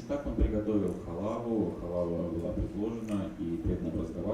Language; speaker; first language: Russian; native; Russian